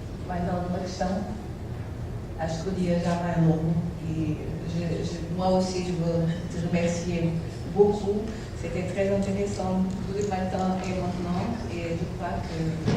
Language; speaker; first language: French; non-native, fluent; Portuguese